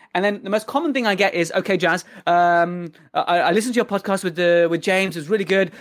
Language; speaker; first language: English; early bilingual, other home language; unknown